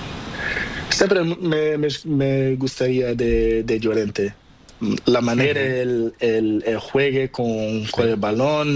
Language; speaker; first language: Spanish; non-native, learner; Portuguese